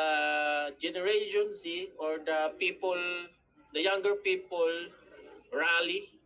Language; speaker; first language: English; non-native, learner; Filipino